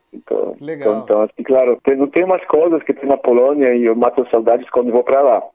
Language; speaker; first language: Portuguese; non-native, fluent; Polish